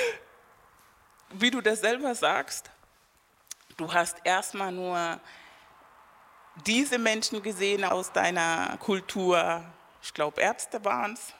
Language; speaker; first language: German; non-native, fluent; Spanish